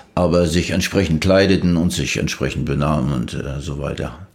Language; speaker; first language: German; native; German